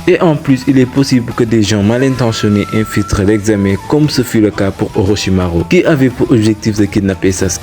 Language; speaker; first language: French; native; French